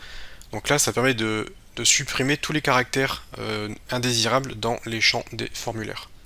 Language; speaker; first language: French; native; French